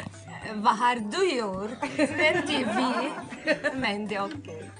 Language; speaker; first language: Swedish; non-native, learner; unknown